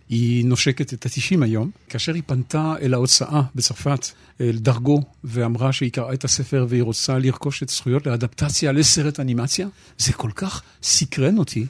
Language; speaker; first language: Hebrew; non-native, fluent; French